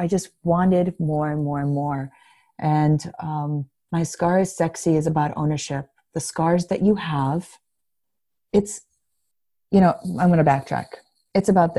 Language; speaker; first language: English; non-native, fluent; Greek